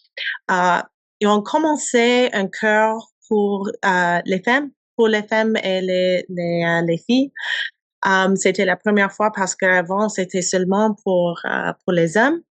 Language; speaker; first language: French; non-native, learner; English